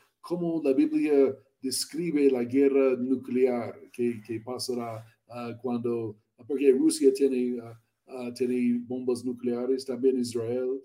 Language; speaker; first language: Spanish; non-native, learner; English